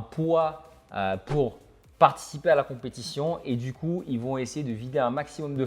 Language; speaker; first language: French; native; French